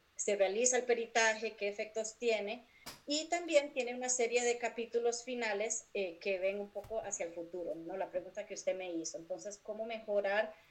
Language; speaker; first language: Spanish; native; Spanish